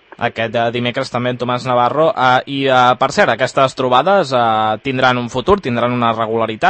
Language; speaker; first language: Catalan; native; Catalan